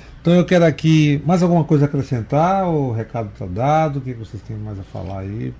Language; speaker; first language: Portuguese; native; Portuguese